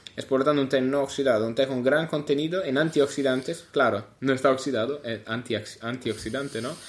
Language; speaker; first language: Spanish; non-native, fluent; Italian